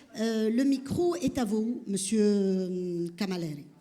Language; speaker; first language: French; non-native, local second language; Arabic